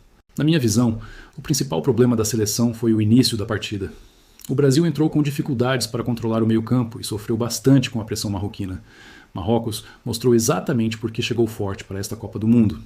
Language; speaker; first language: Portuguese; native; Portuguese